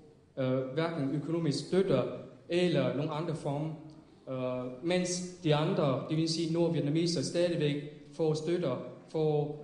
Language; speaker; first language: Danish; non-native, fluent; Vietnamese